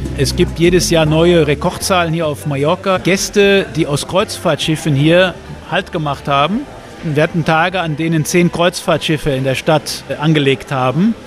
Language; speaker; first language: German; native; German